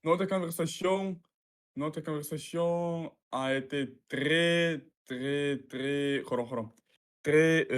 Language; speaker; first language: French; non-native, learner; Russian